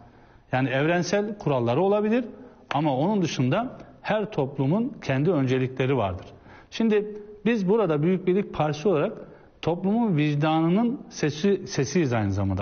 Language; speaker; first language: Turkish; native; Turkish